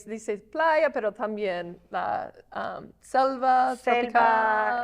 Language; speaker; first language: Spanish; non-native, fluent; English